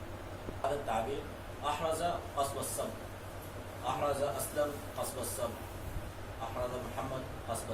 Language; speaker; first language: Arabic; non-native, learner; Urdu